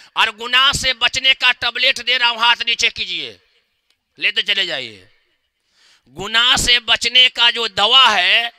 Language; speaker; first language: Hindi; native; Hindi